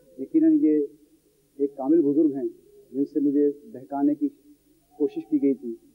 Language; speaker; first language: Urdu; non-native, local second language; Punjabi